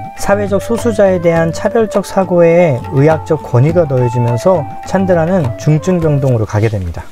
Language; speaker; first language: Korean; native; Korean